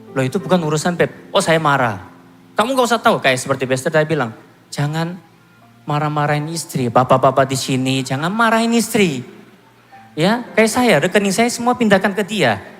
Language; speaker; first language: Indonesian; non-native, fluent; Korean